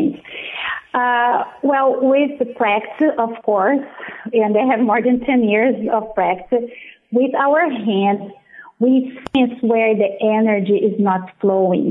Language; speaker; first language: English; non-native, fluent; Portuguese